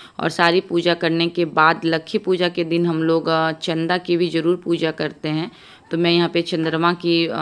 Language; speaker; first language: Hindi; native; Hindi